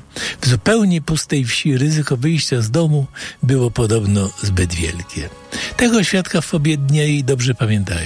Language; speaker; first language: Polish; native; Polish